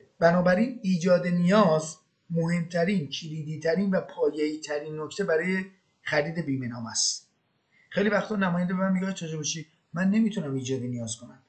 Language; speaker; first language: Persian; non-native, local second language; Azerbaijani